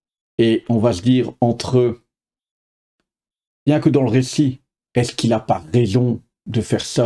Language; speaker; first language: French; native; French